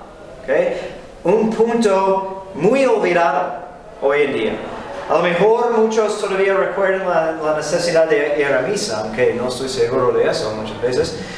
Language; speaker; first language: Spanish; non-native, fluent; English